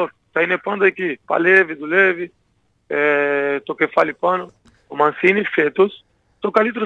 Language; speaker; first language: Greek; non-native, learner; Portuguese